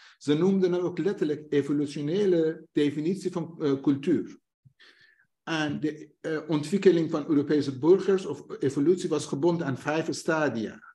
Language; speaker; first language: Dutch; non-native, fluent; Persian